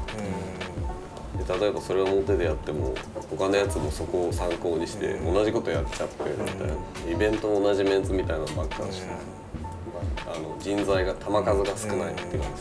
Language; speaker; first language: Japanese; native; Japanese